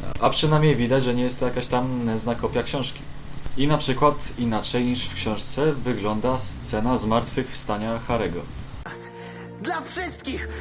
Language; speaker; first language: Polish; native; Polish